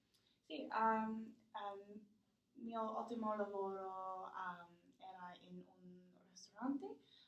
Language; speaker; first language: Italian; non-native, learner; English